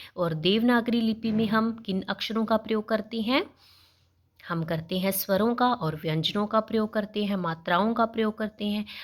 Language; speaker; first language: Hindi; non-native, local second language; Punjabi